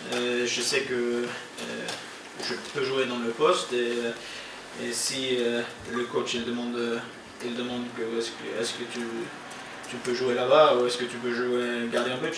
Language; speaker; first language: French; non-native, fluent; Norwegian